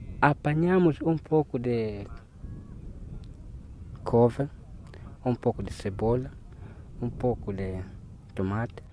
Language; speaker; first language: Portuguese; non-native, local second language; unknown